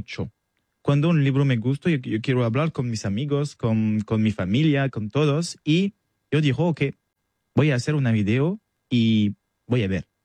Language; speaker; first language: Spanish; non-native, learner; French